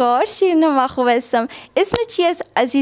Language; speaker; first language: Persian; native; Persian